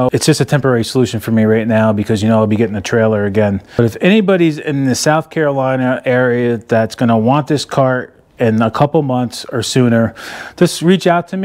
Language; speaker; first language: English; native; English